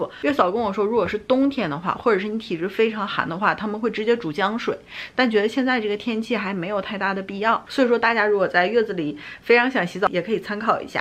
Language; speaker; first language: Chinese; native; Chinese